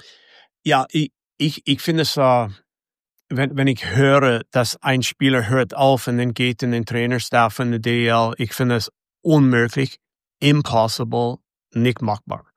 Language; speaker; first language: German; non-native, fluent; English